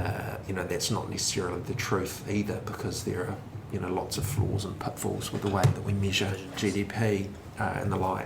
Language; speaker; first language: English; native; English